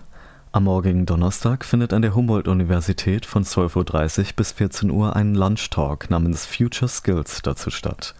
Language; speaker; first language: German; native; German